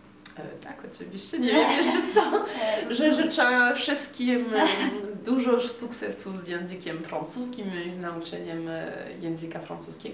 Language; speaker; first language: Polish; non-native, learner; French